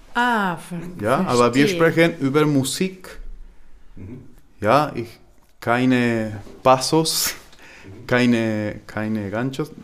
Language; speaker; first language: German; non-native, learner; Spanish